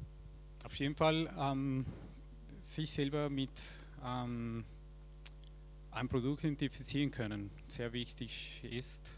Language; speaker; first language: German; non-native, fluent; Spanish